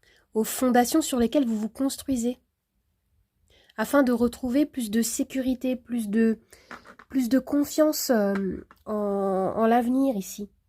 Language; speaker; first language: French; native; French